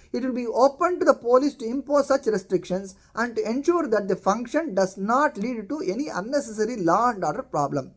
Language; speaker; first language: English; non-native, local second language; Tamil